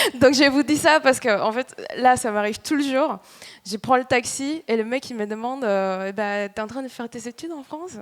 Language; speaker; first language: French; non-native, fluent; Spanish